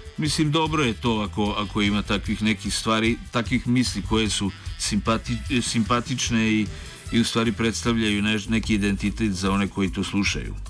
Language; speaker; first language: Serbian; non-native, local second language; Hungarian